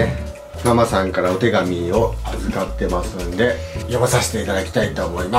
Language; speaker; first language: Japanese; native; Japanese